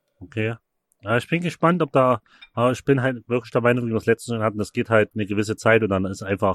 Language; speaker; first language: German; native; German